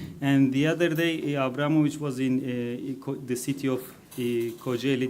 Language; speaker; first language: English; non-native, fluent; Turkish